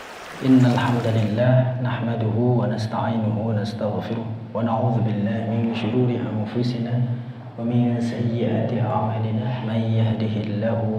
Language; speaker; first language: Arabic; non-native, fluent; Indonesian